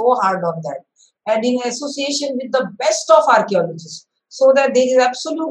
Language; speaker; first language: English; non-native, local second language; Hindi